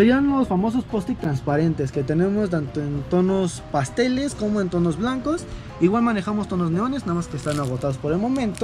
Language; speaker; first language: Spanish; native; Spanish